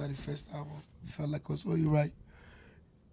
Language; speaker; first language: English; non-native, local second language; Yoruba